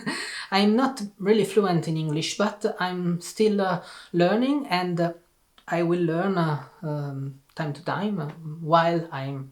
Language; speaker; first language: English; non-native, learner; Italian